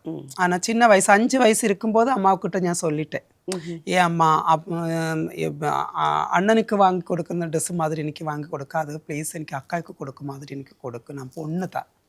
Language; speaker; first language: Tamil; non-native, local second language; Malayalam